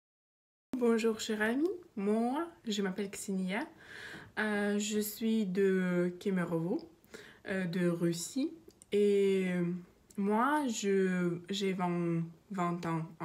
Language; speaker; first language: French; non-native, learner; Russian